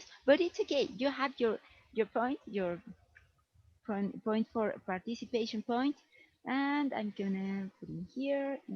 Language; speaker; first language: English; non-native, fluent; Spanish